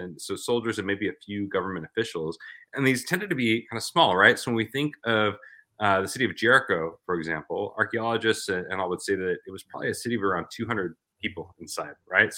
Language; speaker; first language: English; native; English